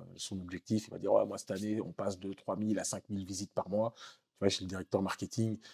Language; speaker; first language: French; native; French